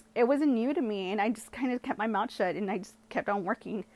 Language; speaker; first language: English; early bilingual, other home language; Spanish